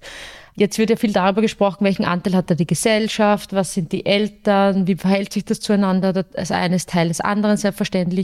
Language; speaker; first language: German; native; German